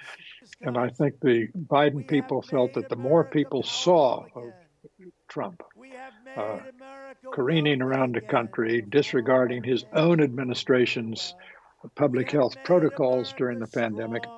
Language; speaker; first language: English; native; English